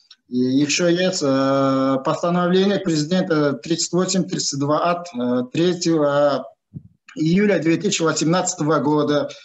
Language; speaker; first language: Russian; non-native, local second language; Uzbek